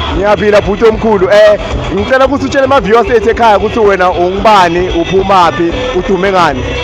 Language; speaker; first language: Zulu; non-native, local second language; Swati